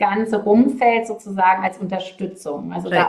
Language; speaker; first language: German; native; German